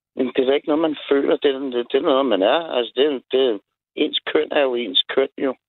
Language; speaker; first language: Danish; native; Danish